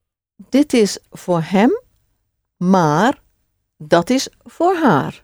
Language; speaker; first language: Dutch; non-native, fluent; English